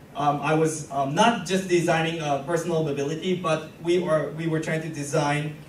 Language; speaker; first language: English; non-native, fluent; Japanese